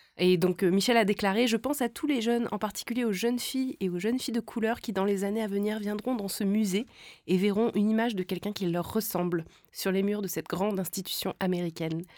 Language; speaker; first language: French; native; French